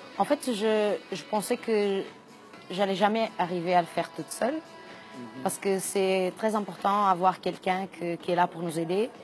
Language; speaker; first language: French; non-native, fluent; Portuguese